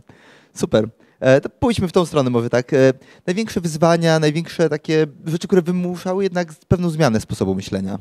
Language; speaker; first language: Polish; native; Polish